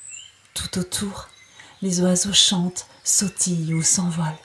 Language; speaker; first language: French; native; French